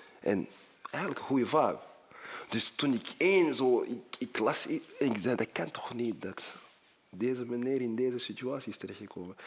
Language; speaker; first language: Dutch; early bilingual, other home language; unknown